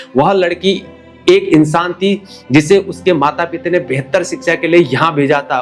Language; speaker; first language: Hindi; native; Hindi